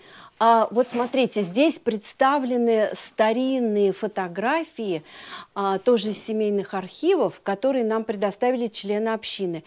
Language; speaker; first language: Russian; native; Russian